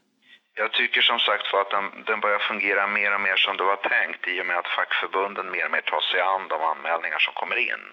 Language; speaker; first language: Swedish; native; Swedish